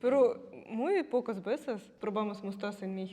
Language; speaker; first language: Spanish; non-native, fluent; Russian